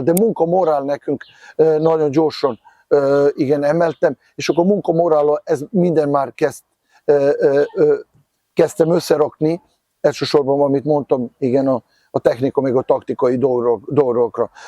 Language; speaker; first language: Hungarian; non-native, fluent; Serbian